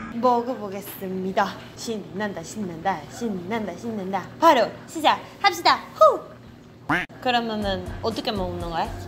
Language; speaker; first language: Korean; non-native, fluent; Spanish